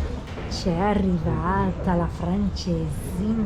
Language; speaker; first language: Italian; native; Italian